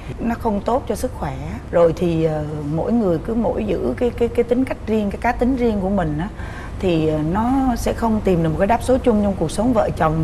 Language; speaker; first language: Vietnamese; native; Vietnamese